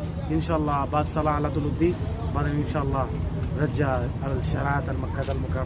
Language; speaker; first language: Arabic; non-native, learner; Bangla